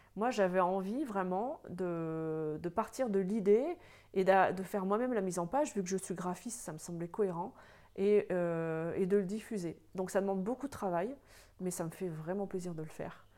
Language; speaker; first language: French; native; French